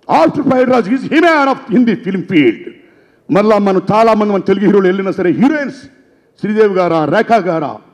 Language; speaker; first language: Telugu; native; Telugu